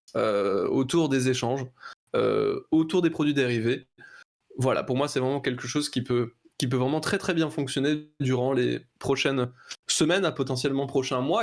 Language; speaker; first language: French; native; French